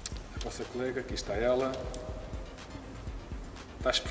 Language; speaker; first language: Portuguese; native; Portuguese